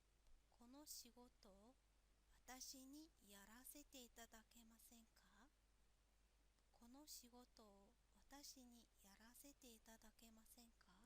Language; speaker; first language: Japanese; non-native, fluent; Mongolian